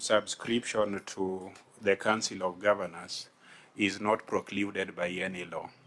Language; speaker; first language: English; non-native, local second language; Luo (Kenya and Tanzania)